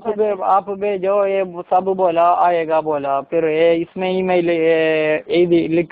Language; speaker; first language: Hindi; non-native, learner; Malayalam